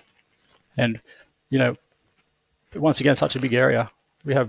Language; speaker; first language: English; native; English